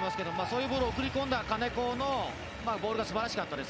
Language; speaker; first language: Japanese; native; Japanese